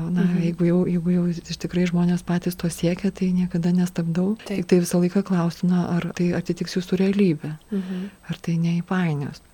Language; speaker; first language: Lithuanian; native; Lithuanian